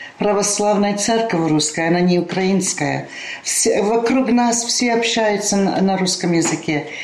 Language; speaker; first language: Russian; early bilingual, heritage; Russian